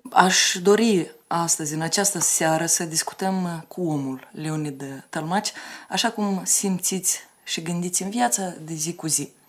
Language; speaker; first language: Romanian; native; Romanian